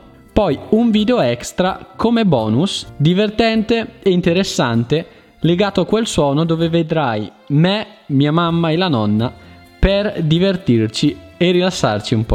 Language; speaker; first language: Italian; native; Italian